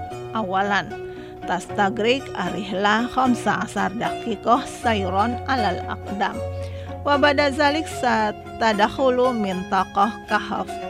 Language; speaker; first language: Arabic; non-native, fluent; Indonesian